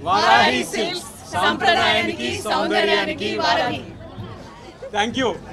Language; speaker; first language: Telugu; native; Telugu